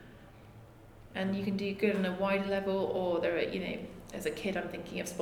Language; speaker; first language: English; native; English